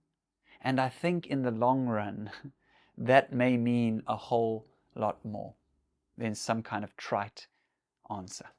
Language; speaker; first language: English; native; English